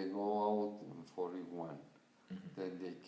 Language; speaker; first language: English; non-native, learner; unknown